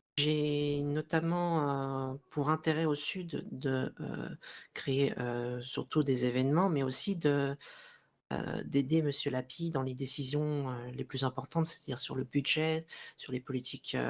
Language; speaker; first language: French; native; French